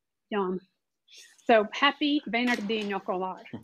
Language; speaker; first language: Italian; non-native, fluent; English